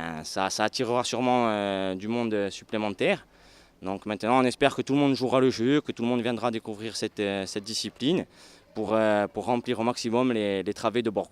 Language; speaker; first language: French; native; French